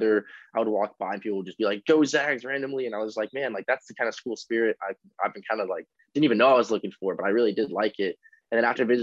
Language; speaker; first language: English; native; English